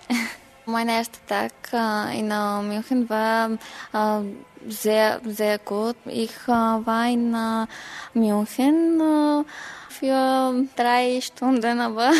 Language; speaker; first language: German; non-native, learner; Bulgarian